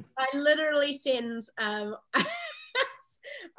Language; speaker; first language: English; native; English